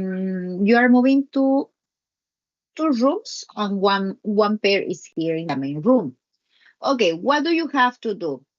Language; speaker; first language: English; non-native, learner; Spanish